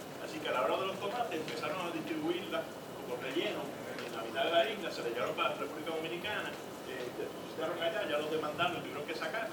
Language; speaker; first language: Spanish; native; Spanish